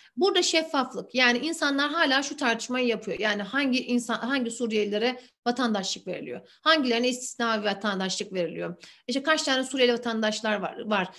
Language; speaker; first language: Turkish; native; Turkish